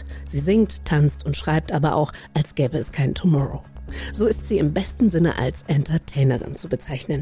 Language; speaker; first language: German; native; German